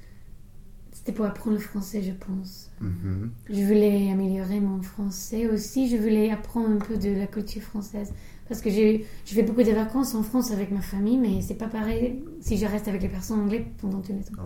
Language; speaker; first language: French; non-native, fluent; English